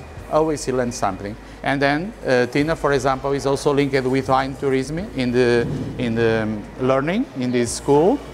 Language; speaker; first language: English; non-native, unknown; Portuguese